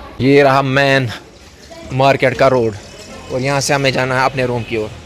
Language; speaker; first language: Hindi; non-native, local second language; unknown